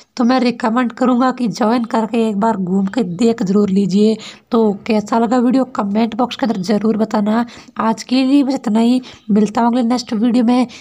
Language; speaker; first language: Hindi; native; Hindi